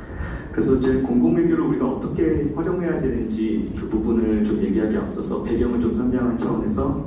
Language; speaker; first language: Korean; native; Korean